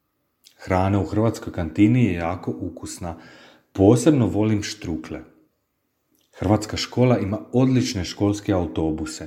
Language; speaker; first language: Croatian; early bilingual, heritage; Croatian